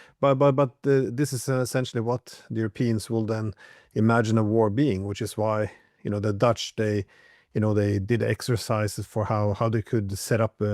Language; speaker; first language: English; non-native, fluent; Norwegian